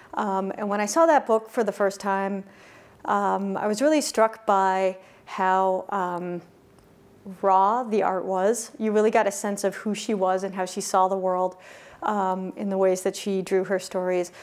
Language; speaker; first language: English; native; English